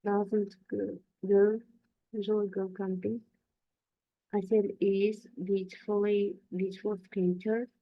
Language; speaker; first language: English; non-native, learner; Kazakh